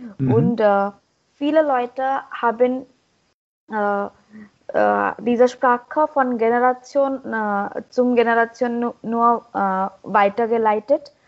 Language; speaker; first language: German; non-native, learner; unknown